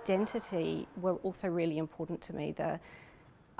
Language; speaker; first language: English; native; English